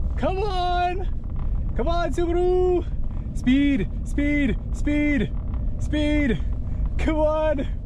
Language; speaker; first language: English; native; English